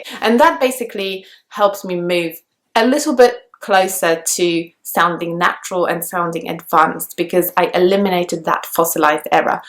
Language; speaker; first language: English; non-native, fluent; Polish